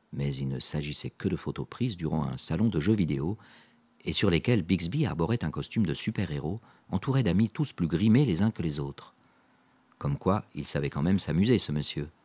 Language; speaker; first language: French; native; French